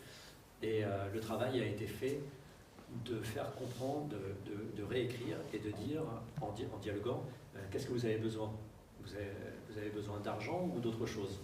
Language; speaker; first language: French; native; French